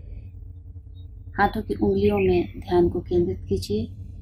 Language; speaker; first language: Hindi; native; Hindi